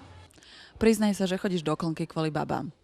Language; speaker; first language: Slovak; native; Slovak